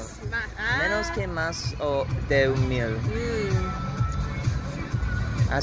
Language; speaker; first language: Spanish; non-native, learner; English